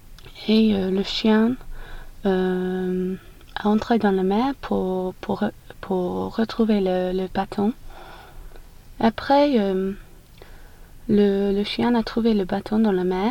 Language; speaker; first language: French; non-native, learner; English